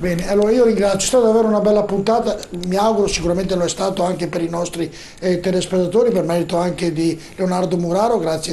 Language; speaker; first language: Italian; native; Italian